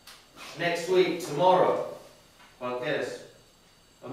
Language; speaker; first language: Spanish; non-native, learner; English